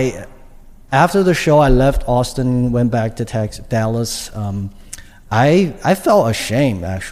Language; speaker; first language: English; non-native, fluent; Chinese